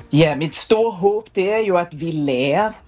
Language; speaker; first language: Danish; non-native, fluent; Persian